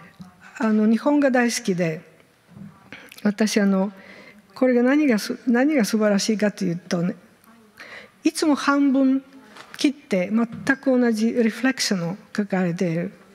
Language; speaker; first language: Japanese; non-native, fluent; Bulgarian